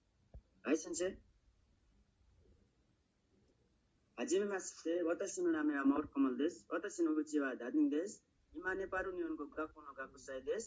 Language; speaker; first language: Japanese; non-native, learner; Nepali